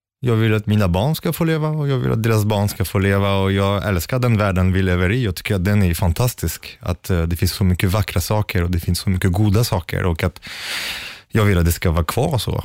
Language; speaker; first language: Swedish; non-native, fluent; French